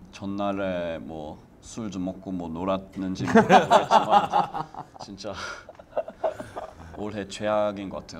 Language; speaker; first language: Korean; non-native, fluent; English